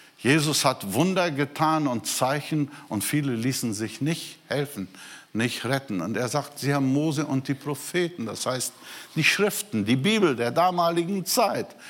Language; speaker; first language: German; non-native, fluent; Portuguese